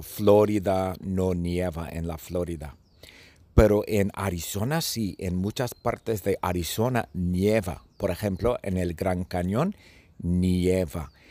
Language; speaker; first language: Spanish; early bilingual, heritage; Spanish